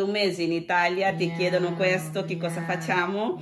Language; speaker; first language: Italian; non-native, learner; Portuguese